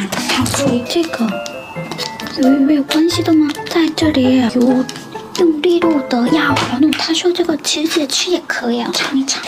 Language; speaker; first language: Chinese; non-native, learner; Korean